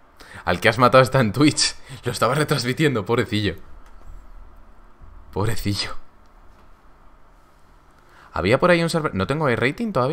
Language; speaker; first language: Spanish; native; Spanish